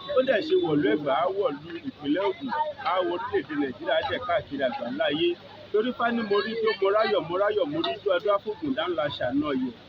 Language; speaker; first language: Yoruba; native; Yoruba